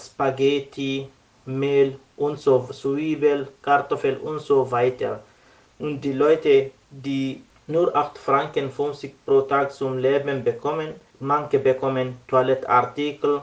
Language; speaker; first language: German; non-native, learner; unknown